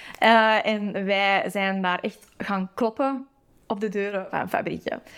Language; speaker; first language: Dutch; native; Dutch